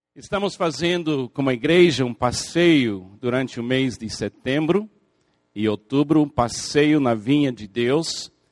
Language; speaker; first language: Portuguese; non-native, fluent; English